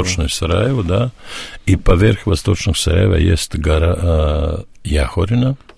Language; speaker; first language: Russian; non-native, learner; Serbian